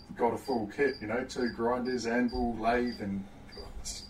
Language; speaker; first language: English; native; English